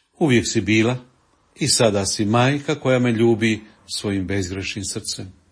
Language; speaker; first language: Croatian; native; Croatian